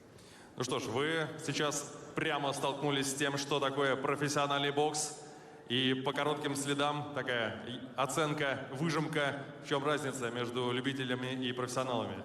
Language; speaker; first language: Russian; native; Russian